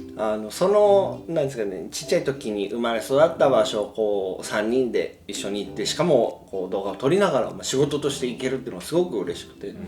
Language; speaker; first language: Japanese; native; Japanese